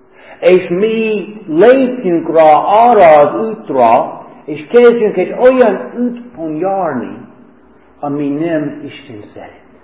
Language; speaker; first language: Hungarian; early bilingual, heritage; Hungarian